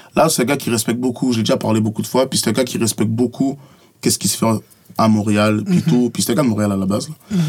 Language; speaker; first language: French; native; French